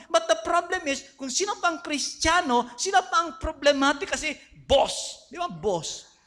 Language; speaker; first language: Filipino; non-native, fluent; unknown